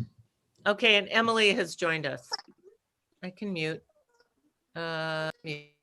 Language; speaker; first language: English; native; English